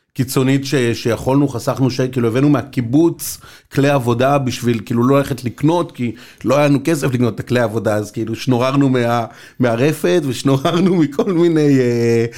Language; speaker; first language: Hebrew; native; Hebrew